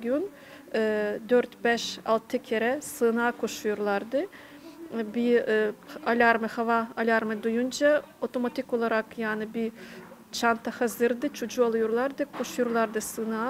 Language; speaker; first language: Turkish; non-native, fluent; Ukrainian